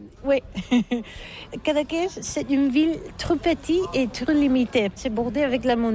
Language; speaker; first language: French; non-native, learner; Catalan